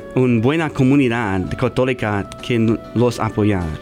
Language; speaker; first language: Spanish; non-native, learner; English